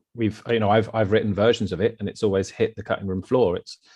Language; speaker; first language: English; native; English